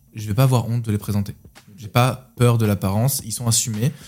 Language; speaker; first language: French; native; French